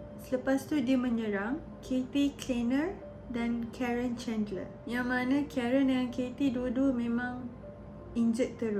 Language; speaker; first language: Malay; native; Malay